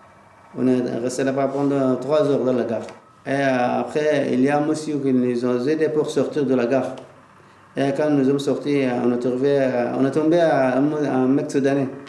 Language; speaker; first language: French; non-native, learner; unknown